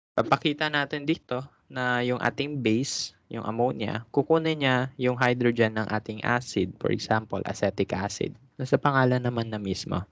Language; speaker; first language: Filipino; native; Filipino